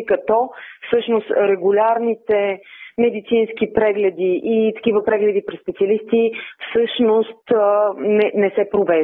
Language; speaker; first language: Bulgarian; native; Bulgarian